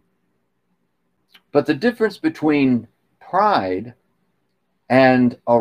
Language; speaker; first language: English; native; English